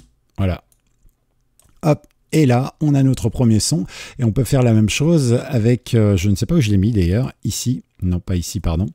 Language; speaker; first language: French; native; French